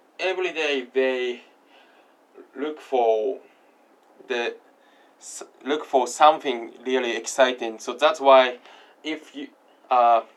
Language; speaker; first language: English; non-native, learner; Japanese